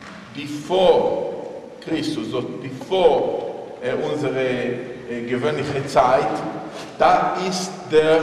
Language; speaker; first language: German; non-native, fluent; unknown